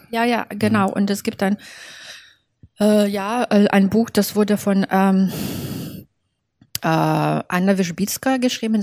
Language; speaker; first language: German; non-native, fluent; Belarusian